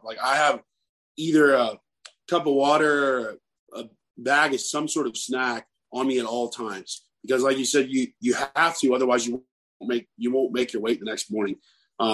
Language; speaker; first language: English; native; English